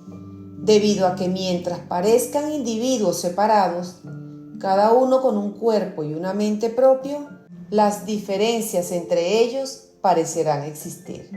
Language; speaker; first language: Spanish; native; Spanish